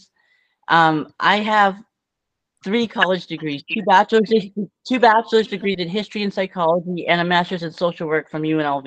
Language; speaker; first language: English; native; English